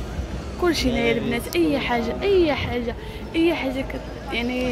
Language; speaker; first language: Turkish; non-native, learner; Arabic